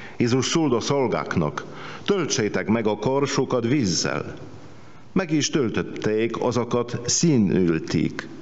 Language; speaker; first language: Hungarian; non-native, fluent; Polish